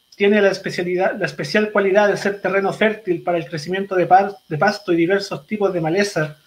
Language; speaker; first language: Spanish; native; Spanish